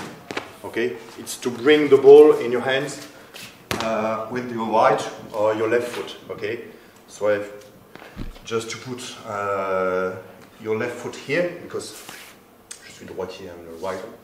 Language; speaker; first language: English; non-native, fluent; French